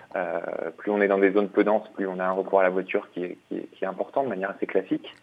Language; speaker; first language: French; native; French